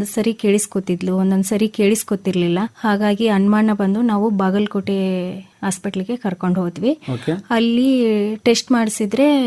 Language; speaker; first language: Kannada; native; Kannada